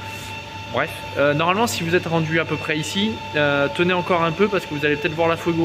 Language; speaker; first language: French; native; French